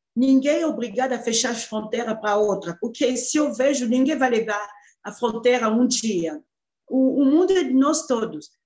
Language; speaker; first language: Portuguese; non-native, fluent; Lingala